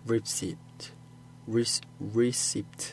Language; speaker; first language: English; non-native, learner; Korean